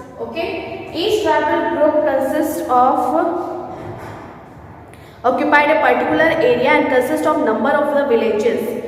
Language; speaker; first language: English; non-native, local second language; Hindi